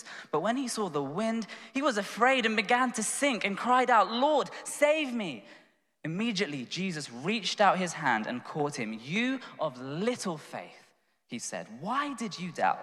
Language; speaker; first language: English; native; English